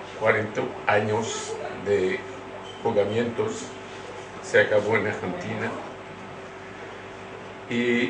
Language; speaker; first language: Spanish; non-native, learner; French